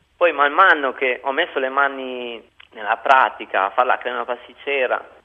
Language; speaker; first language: Italian; early bilingual, other home language; Albanian